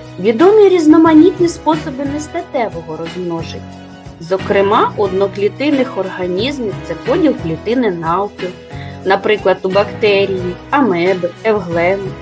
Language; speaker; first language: Ukrainian; native; Ukrainian